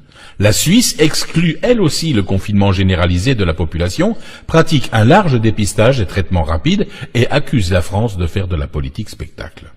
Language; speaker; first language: French; native; French